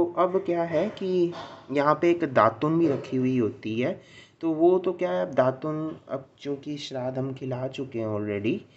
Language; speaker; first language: Hindi; non-native, local second language; Sindhi